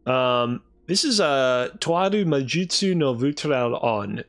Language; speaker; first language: English; native; English